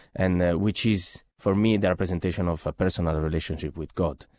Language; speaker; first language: English; non-native, fluent; Italian